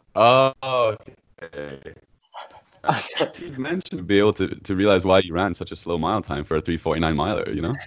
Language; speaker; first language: English; native; English